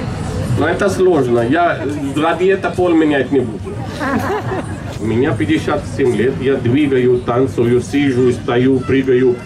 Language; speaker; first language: Russian; non-native, fluent; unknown